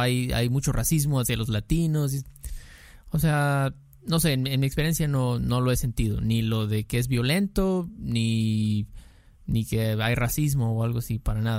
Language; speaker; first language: Spanish; native; Spanish